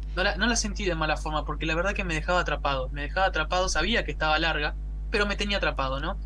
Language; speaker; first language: Spanish; native; Spanish